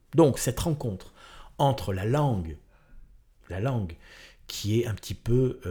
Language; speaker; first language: French; native; French